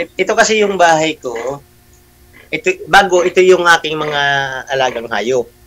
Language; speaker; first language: Filipino; native; Filipino